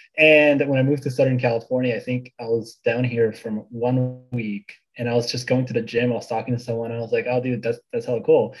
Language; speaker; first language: English; early bilingual, other home language; Bulgarian